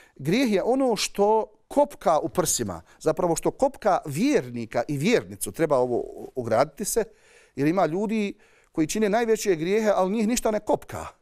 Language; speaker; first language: Bosnian; native; Bosnian